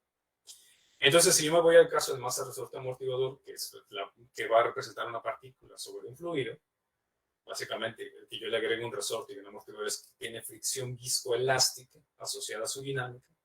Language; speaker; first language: Spanish; native; Spanish